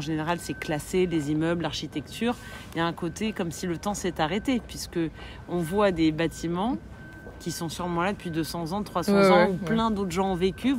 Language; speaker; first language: French; native; French